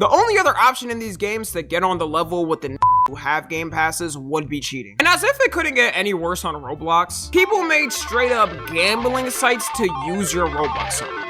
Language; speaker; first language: English; native; English